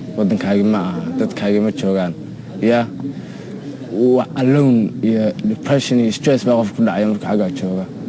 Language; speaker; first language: Somali; early bilingual, heritage; Somali